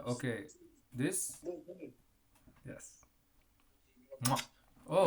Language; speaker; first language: English; non-native, fluent; Kurdish